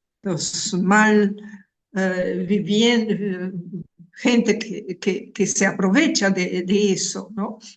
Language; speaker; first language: Spanish; non-native, fluent; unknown